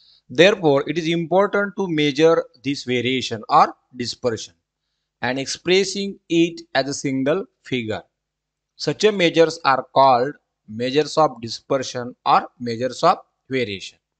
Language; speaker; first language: English; non-native, local second language; Marathi